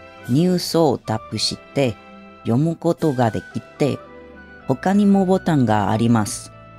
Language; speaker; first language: Japanese; non-native, learner; Spanish